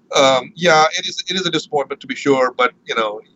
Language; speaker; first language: English; early bilingual, other home language; Marathi